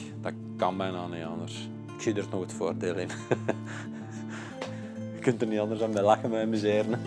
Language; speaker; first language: Dutch; native; Dutch